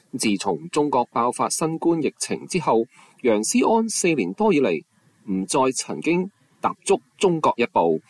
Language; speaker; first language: Chinese; non-native, local second language; Cantonese